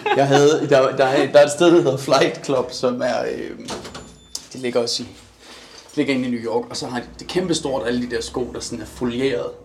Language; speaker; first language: Danish; early bilingual, other home language; Persian